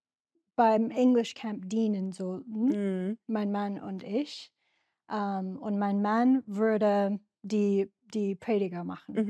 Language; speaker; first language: German; non-native, learner; English